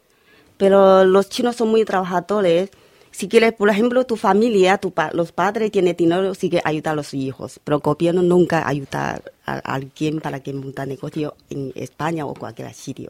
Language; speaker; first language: Spanish; non-native, learner; Chinese